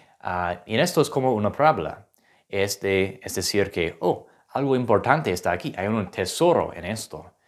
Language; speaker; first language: Spanish; non-native, learner; English